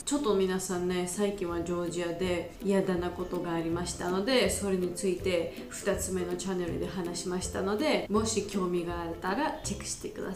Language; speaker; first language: Japanese; non-native, learner; Georgian